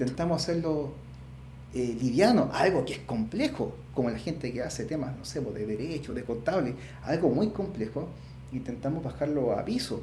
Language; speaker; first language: Spanish; native; Spanish